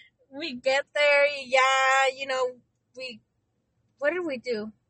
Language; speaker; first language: English; early bilingual, other home language; Spanish